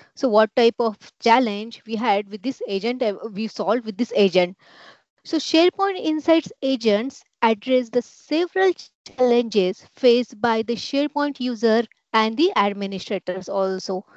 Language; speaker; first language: English; non-native, local second language; Marathi